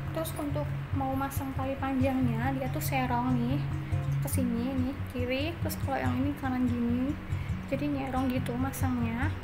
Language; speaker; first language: Indonesian; non-native, local second language; Javanese